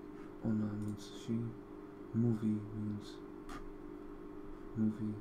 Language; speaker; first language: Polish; non-native, learner; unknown